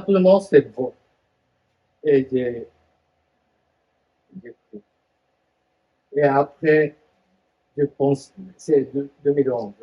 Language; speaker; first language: French; non-native, fluent; Japanese